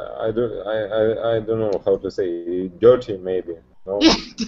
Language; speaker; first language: English; non-native, learner; Russian